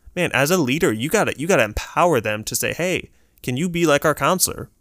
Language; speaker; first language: English; early bilingual, other home language; Urdu